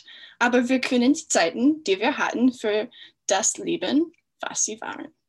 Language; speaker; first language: German; non-native, fluent; English